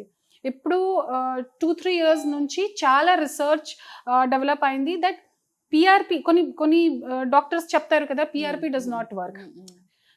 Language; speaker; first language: Telugu; non-native, fluent; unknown